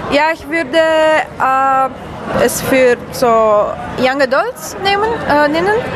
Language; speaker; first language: German; non-native, learner; Romanian